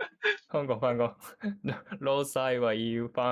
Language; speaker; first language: Chinese; non-native, learner; Japanese